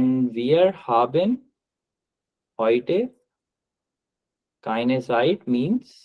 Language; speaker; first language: German; non-native, learner; Urdu